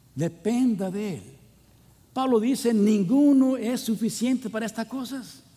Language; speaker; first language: Spanish; non-native, fluent; English